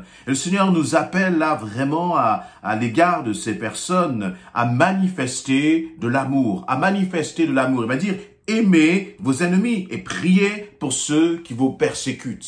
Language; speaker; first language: French; native; French